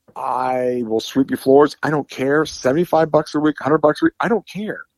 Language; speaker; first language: English; native; English